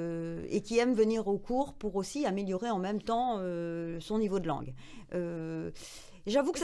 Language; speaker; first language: French; native; French